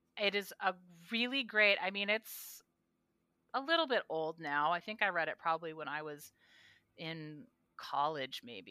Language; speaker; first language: English; native; English